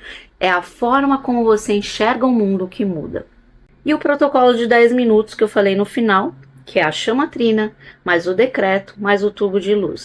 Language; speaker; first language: Portuguese; native; Portuguese